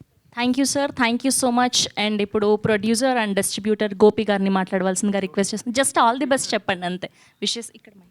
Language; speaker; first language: Telugu; native; Telugu